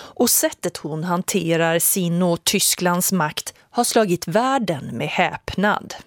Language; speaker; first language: Swedish; native; Swedish